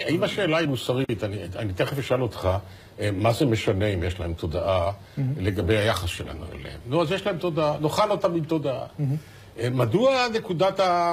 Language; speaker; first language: Hebrew; native; Hebrew